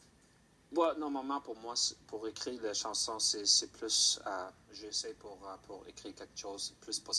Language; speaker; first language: French; non-native, local second language; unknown